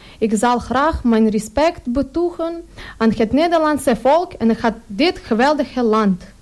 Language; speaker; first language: Dutch; non-native, learner; Ukrainian